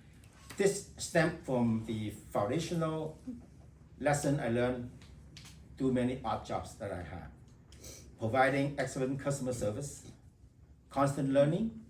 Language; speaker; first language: English; non-native, fluent; Vietnamese